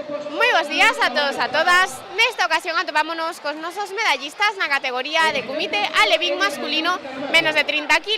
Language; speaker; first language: Galician; native; Galician